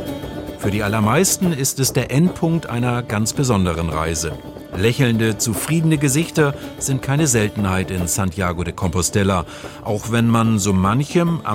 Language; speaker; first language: German; native; German